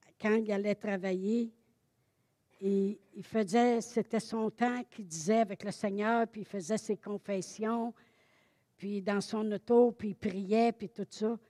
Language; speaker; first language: French; native; French